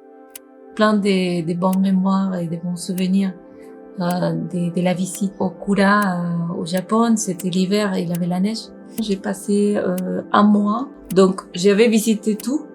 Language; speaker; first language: French; non-native, fluent; Spanish